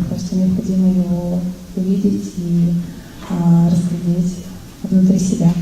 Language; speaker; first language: Russian; native; Russian